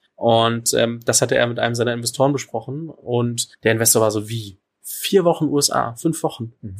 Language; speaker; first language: German; native; German